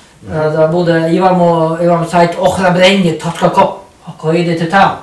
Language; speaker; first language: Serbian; non-native, learner; Norwegian